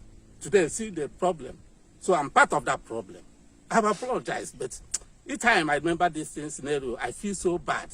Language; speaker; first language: English; non-native, local second language; Igbo